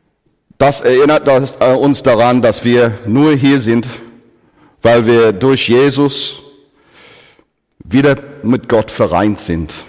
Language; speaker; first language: German; non-native, fluent; English